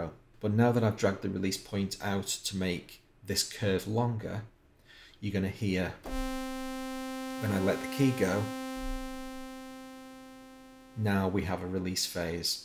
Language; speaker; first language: English; native; English